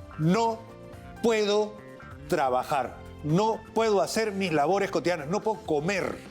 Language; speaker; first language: Spanish; native; Spanish